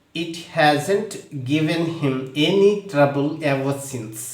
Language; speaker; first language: English; non-native, local second language; Telugu